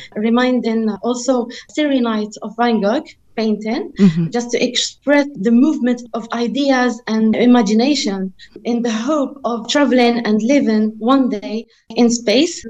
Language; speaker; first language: English; non-native, fluent; Arabic